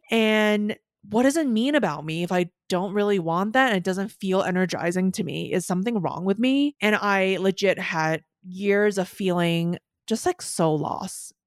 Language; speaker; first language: English; non-native, local second language; Cantonese